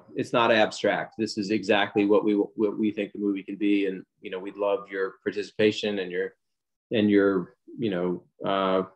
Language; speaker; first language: English; native; English